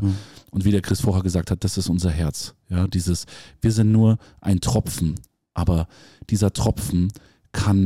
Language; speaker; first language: German; native; German